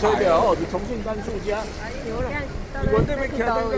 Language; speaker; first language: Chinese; native; Chinese